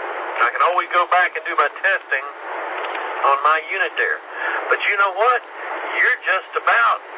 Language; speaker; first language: English; native; English